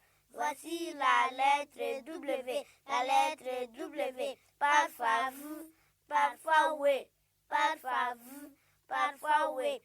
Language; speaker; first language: French; non-native, local second language; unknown